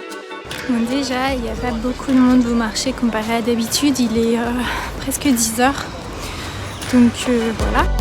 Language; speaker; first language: French; native; French